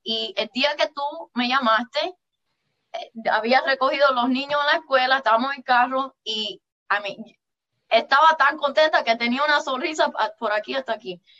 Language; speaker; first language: Spanish; early bilingual, heritage; English